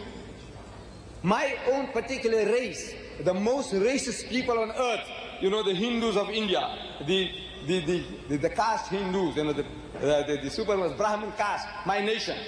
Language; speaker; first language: English; early bilingual, other home language; Gujarati